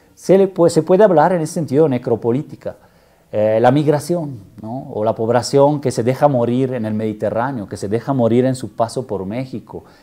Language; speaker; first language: Spanish; non-native, fluent; Italian